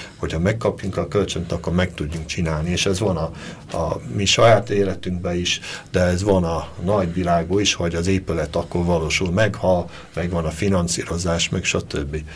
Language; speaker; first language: Hungarian; early bilingual, heritage; Hungarian